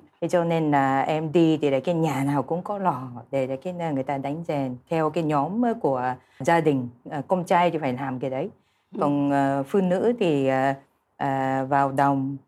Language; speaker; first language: Vietnamese; non-native, fluent; Japanese